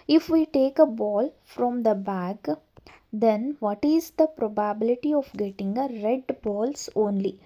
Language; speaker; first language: English; non-native, local second language; Kannada